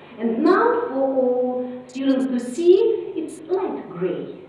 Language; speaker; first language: English; non-native, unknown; Russian